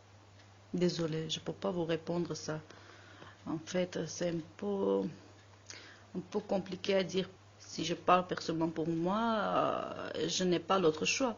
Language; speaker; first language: French; non-native, learner; Armenian